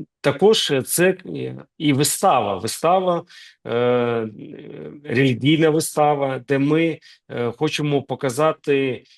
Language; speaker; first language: Ukrainian; non-native, local second language; Russian